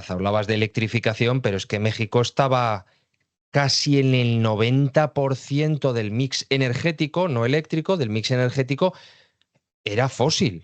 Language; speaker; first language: Spanish; native; Spanish